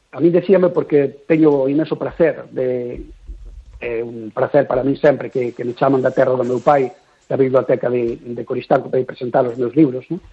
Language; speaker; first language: Galician; native; Galician